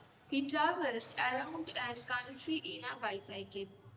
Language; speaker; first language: English; non-native, local second language; Bangla